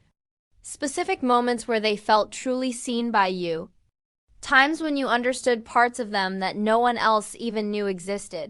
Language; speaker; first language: English; native; English